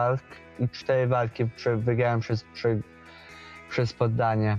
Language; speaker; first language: Polish; early bilingual, heritage; Polish